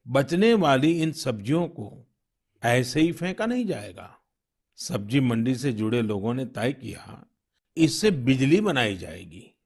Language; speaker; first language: Hindi; non-native, local second language; Gujarati